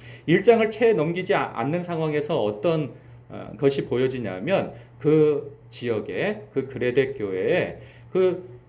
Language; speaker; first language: Korean; native; Korean